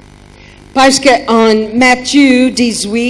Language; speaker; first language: French; non-native, learner; German